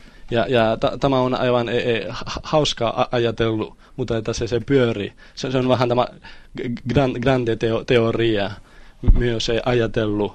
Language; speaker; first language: Finnish; non-native, learner; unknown